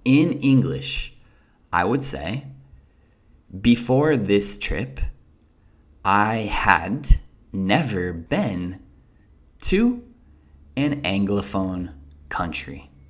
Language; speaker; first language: English; native; English